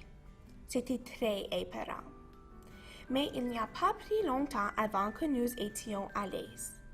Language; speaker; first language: French; non-native, local second language; English